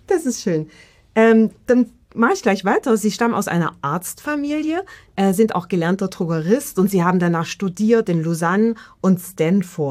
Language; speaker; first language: German; native; German